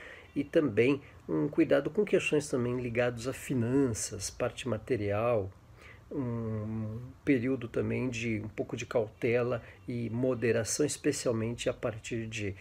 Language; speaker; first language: Portuguese; native; Portuguese